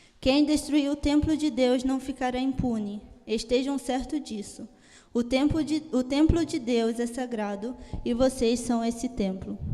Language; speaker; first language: Portuguese; early bilingual, heritage; Italian